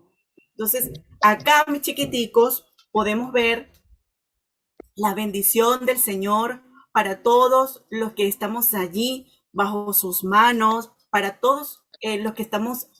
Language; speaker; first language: Spanish; native; Spanish